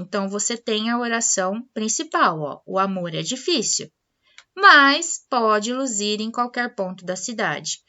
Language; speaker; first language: Portuguese; native; Portuguese